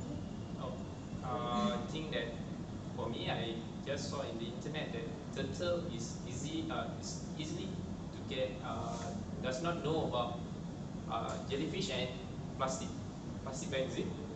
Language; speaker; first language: English; non-native, local second language; Malay